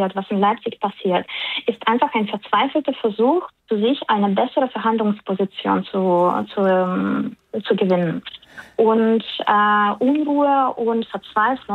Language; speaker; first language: German; non-native, fluent; Russian